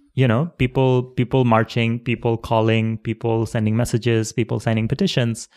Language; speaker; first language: English; non-native, local second language; Bangla